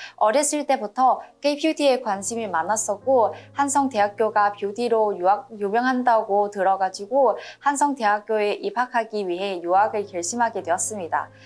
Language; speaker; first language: Korean; non-native, fluent; Vietnamese